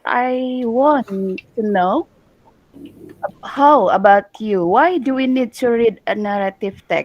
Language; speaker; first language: English; non-native, learner; Indonesian